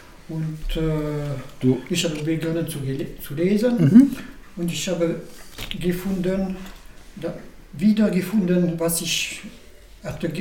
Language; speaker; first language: German; non-native, learner; French